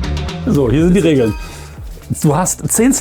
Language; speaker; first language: German; native; German